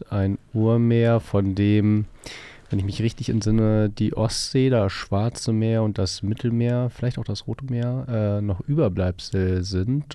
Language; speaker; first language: German; native; German